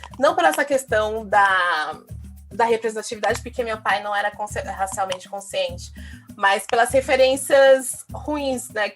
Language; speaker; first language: Portuguese; native; Portuguese